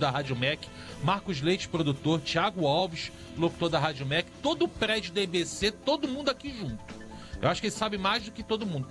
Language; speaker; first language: Portuguese; native; Portuguese